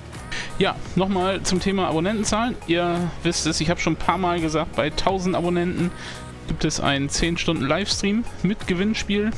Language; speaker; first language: German; native; German